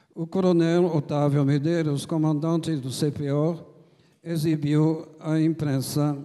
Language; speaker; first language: Portuguese; non-native, fluent; French